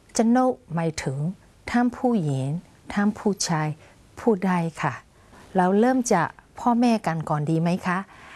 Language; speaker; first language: Thai; non-native, fluent; Burmese